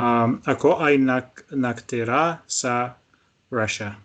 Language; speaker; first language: Filipino; non-native, learner; Russian